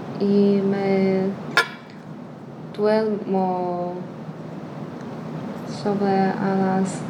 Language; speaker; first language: Spanish; non-native, learner; Chinese